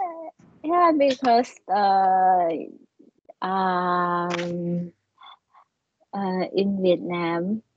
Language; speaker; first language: English; non-native, learner; Vietnamese